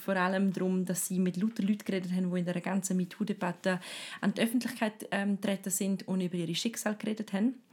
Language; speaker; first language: German; native; German